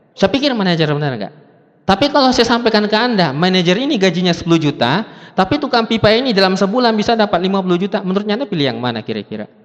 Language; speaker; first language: Indonesian; non-native, local second language; Buginese